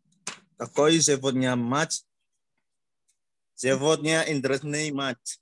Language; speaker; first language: Russian; non-native, learner; Indonesian